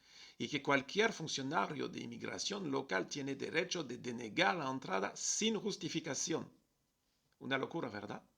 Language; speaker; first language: Spanish; non-native, fluent; French